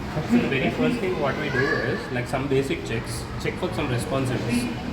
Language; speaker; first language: English; non-native, local second language; Telugu